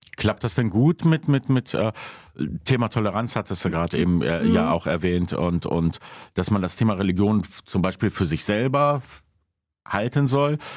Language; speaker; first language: German; early bilingual, other home language; Polish